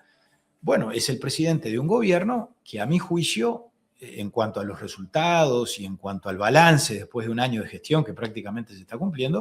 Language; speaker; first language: Spanish; native; Spanish